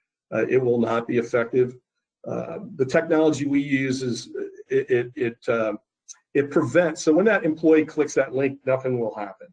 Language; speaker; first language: English; native; English